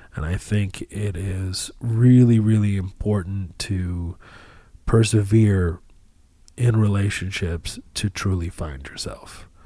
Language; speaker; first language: English; early bilingual, other home language; Arabic